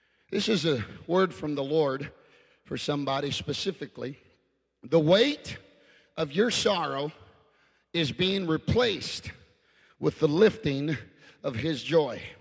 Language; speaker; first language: English; early bilingual, other home language; Spanish